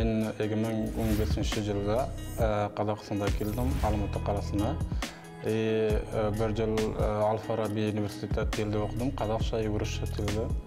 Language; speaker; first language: Kazakh; non-native, local second language; Pashto